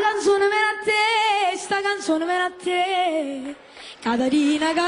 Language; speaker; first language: Italian; native; Italian